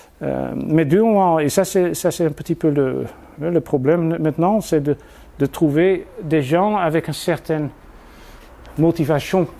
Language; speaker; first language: French; non-native, fluent; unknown